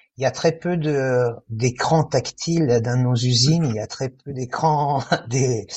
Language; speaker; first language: French; non-native, fluent; Italian